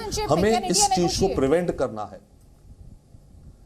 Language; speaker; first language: Hindi; native; Hindi